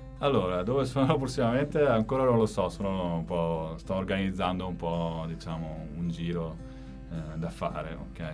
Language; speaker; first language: Italian; native; Italian